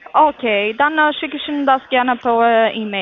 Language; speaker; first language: German; non-native, fluent; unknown